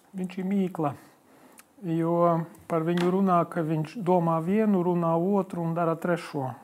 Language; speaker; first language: Latvian; non-native, local second language; Polish